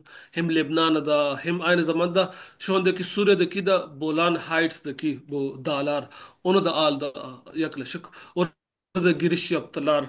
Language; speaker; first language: Turkish; non-native, learner; Urdu